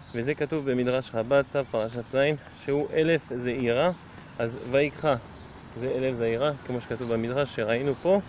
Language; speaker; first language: Hebrew; non-native, fluent; English